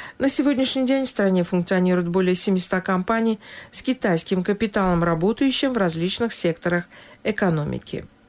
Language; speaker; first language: Russian; non-native, local second language; Tajik